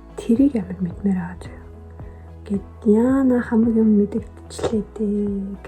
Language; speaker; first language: Mongolian; non-native, local second language; Kazakh